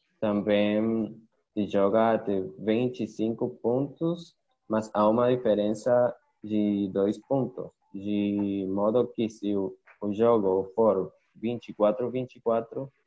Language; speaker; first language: Portuguese; non-native, learner; Spanish